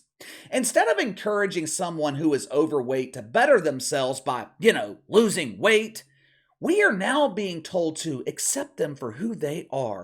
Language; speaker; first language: English; native; English